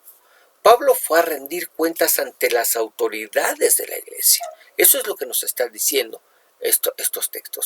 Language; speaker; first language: Spanish; native; Spanish